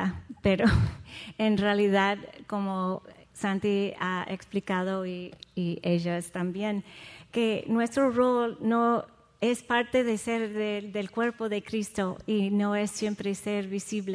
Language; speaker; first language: Spanish; non-native, fluent; English